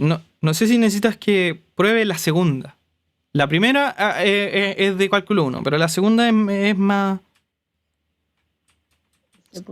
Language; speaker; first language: Spanish; native; Spanish